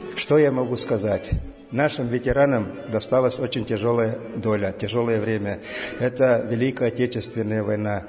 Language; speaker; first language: Russian; native; Russian